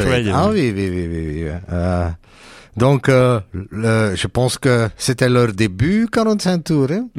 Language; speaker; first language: French; non-native, local second language; Dutch